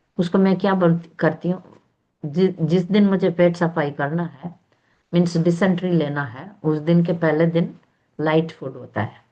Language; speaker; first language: Hindi; non-native, local second language; Tamil